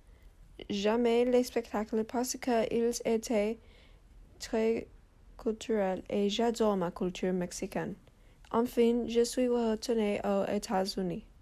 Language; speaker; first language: French; non-native, learner; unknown